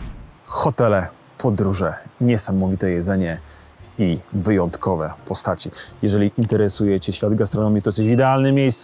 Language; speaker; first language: Polish; native; Polish